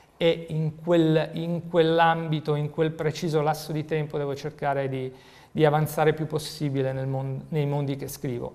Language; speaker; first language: Italian; native; Italian